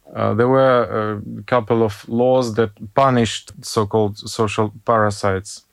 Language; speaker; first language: English; non-native, fluent; Ukrainian